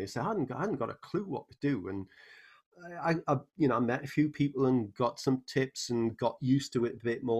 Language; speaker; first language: English; native; English